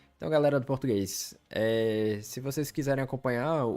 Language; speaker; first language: Portuguese; early bilingual, other home language; English